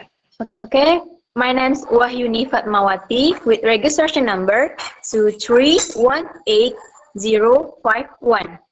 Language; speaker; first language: English; non-native, learner; Indonesian